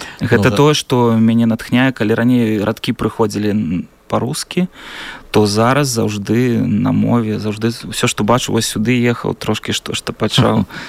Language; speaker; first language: Belarusian; non-native, local second language; Russian